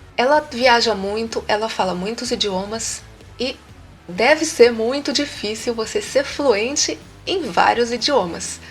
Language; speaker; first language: Portuguese; native; Portuguese